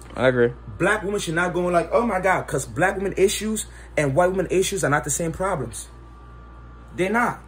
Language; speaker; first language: English; non-native, local second language; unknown